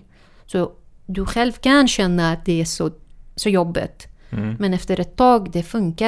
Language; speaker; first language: Swedish; non-native, fluent; Arabic